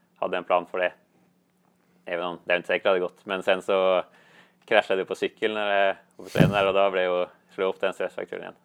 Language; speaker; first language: Swedish; non-native, fluent; Norwegian